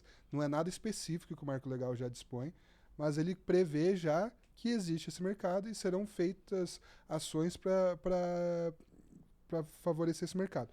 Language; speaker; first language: Portuguese; native; Portuguese